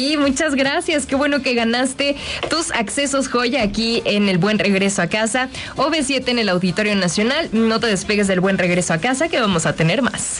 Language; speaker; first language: Spanish; native; Spanish